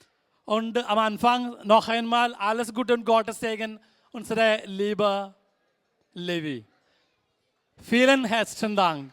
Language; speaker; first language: German; non-native, fluent; Malayalam